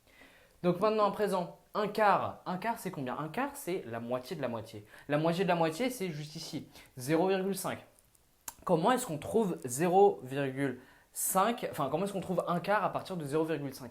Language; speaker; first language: French; native; French